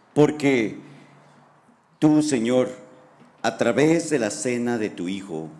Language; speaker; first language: Spanish; native; Spanish